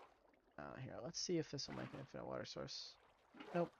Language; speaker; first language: English; native; English